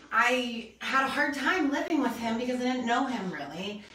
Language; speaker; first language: English; native; English